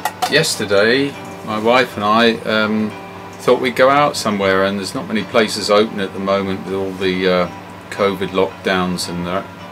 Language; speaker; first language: English; native; English